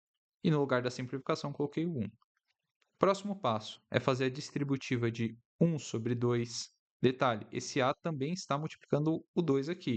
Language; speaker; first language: Portuguese; native; Portuguese